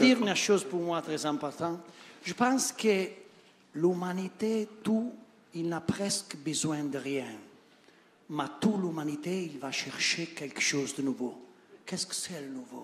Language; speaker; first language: French; non-native, learner; Italian